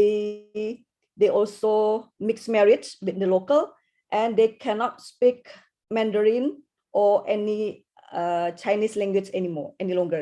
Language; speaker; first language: English; non-native, fluent; Indonesian